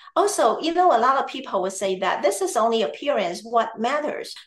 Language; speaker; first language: English; non-native, fluent; Chinese